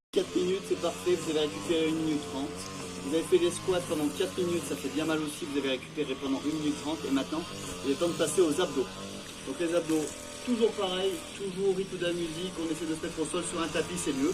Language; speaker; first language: French; native; French